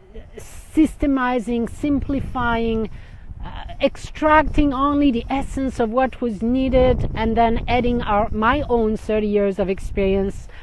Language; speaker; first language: English; non-native, fluent; French